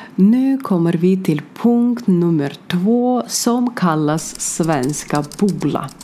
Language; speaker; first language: Swedish; non-native, learner; Ukrainian